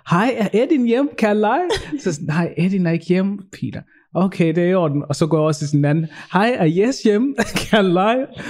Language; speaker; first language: Danish; early bilingual, other home language; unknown